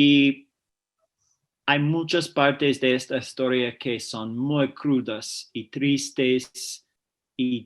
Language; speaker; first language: Spanish; non-native, fluent; English